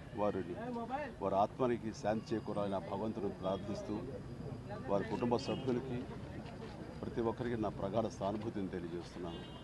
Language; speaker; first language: Telugu; native; Telugu